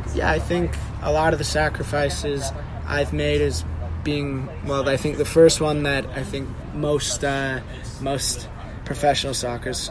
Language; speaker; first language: English; native; English